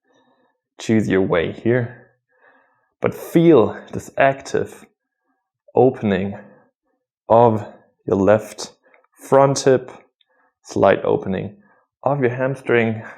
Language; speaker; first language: English; non-native, fluent; German